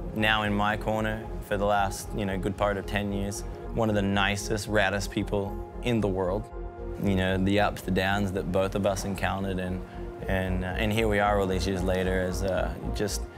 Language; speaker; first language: English; native; English